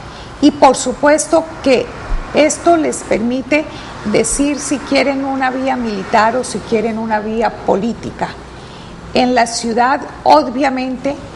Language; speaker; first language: Spanish; native; Spanish